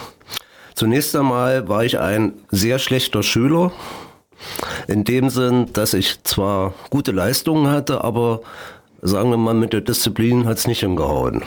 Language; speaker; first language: German; native; German